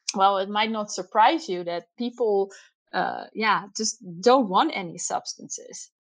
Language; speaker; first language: English; non-native, fluent; Dutch